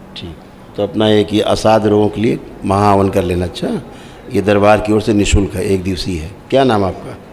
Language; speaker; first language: Hindi; native; Hindi